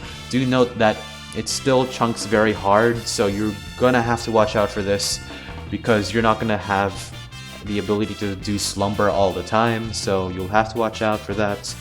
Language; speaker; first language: English; native; English